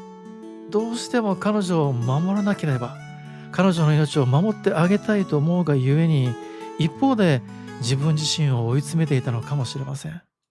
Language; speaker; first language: Japanese; native; Japanese